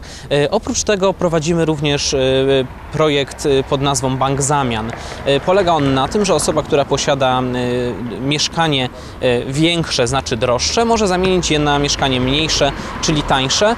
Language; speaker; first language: Polish; native; Polish